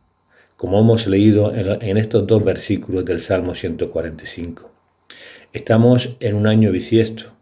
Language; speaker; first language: Spanish; native; Spanish